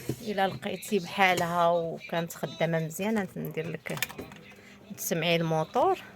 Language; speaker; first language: Arabic; native; Arabic